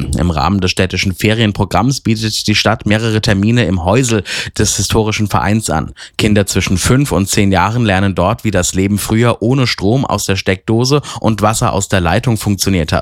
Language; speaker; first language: German; native; German